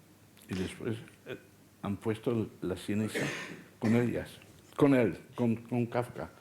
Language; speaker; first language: Spanish; non-native, fluent; Dutch